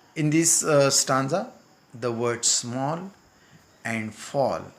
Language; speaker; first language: English; non-native, local second language; Marathi